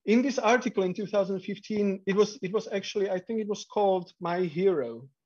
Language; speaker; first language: English; non-native, fluent; Slovak